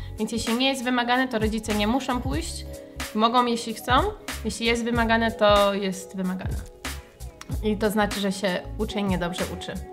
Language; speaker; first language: Polish; early bilingual, heritage; Polish